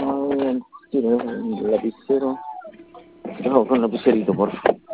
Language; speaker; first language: Spanish; native; Spanish